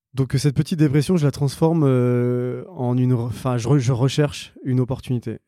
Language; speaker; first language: French; native; French